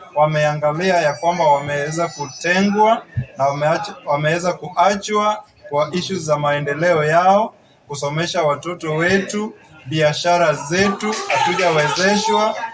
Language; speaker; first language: Swahili; non-native, local second language; Luo (Kenya and Tanzania)